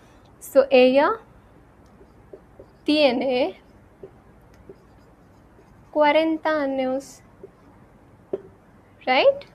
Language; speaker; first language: Spanish; non-native, fluent; Hindi